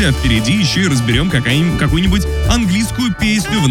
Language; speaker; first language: Russian; native; Russian